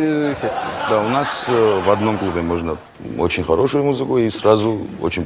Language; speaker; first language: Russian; non-native, fluent; Georgian